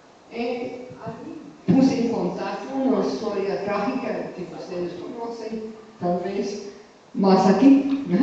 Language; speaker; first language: Spanish; non-native, fluent; English